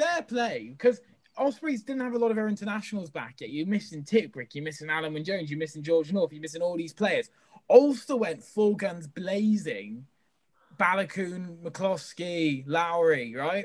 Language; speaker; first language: English; native; English